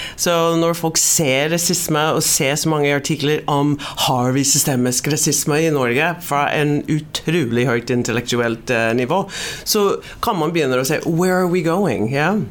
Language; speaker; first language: Norwegian; non-native, fluent; English